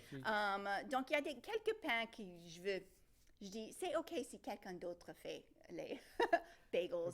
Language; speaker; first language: French; non-native, local second language; English